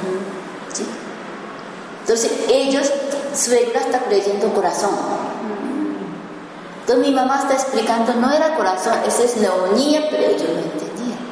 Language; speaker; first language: Spanish; non-native, learner; Japanese